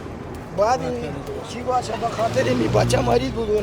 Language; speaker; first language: Persian; native; Persian